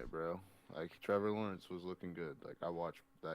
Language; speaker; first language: English; native; English